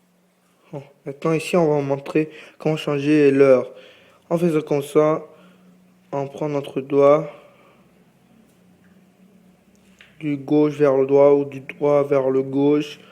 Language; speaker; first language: French; non-native, fluent; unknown